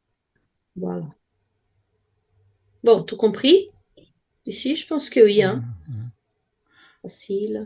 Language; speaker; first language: French; non-native, fluent; Portuguese